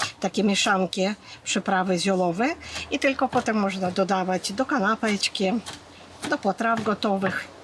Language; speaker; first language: Polish; non-native, fluent; Ukrainian